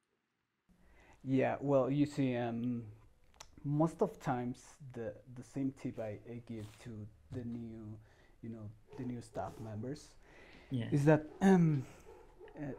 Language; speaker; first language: English; non-native, fluent; Spanish